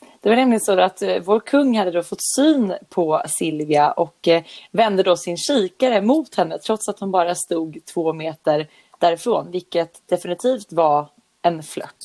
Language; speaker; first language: Swedish; native; Swedish